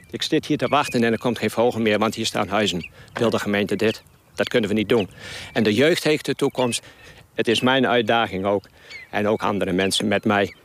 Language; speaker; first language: Dutch; non-native, local second language; Western Frisian